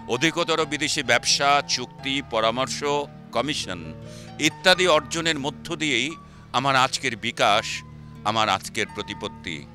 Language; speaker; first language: Bangla; native; Bangla